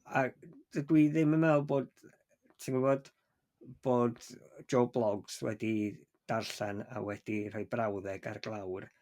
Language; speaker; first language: Welsh; native; Welsh